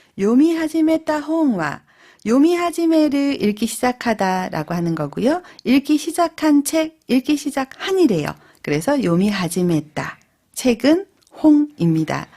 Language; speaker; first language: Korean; native; Korean